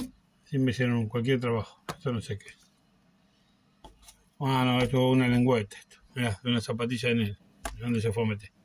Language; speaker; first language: Spanish; native; Spanish